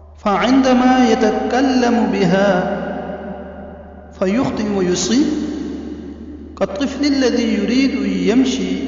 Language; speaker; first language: Arabic; non-native, fluent; Urdu